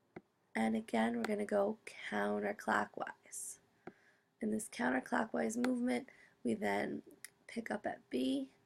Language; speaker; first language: English; native; English